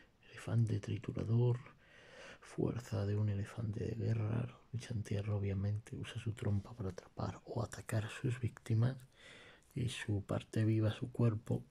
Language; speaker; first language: Spanish; native; Spanish